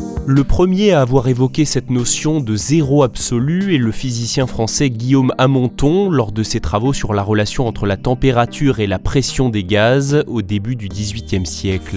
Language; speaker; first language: French; native; French